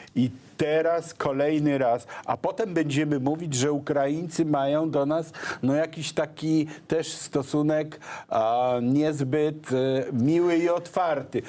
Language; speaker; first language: Polish; native; Polish